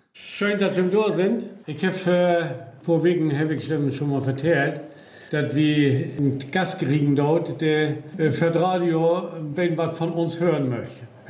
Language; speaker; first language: German; native; German